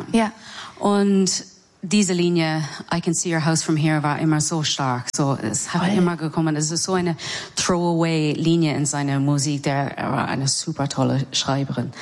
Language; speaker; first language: German; non-native, learner; English